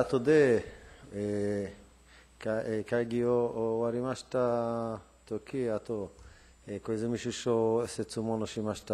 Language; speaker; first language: Japanese; non-native, learner; Hebrew